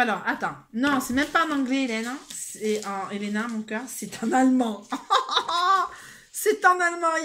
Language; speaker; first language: French; native; French